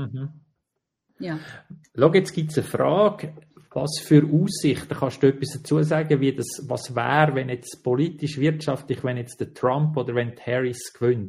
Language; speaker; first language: German; native; German